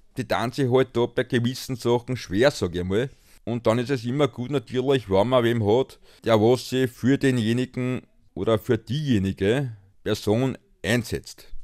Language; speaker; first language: German; native; German